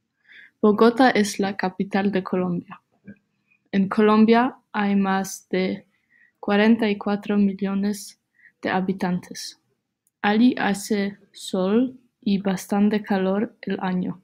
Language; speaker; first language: Spanish; non-native, learner; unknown